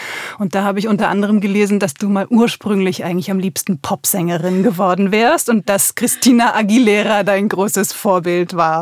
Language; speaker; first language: German; native; German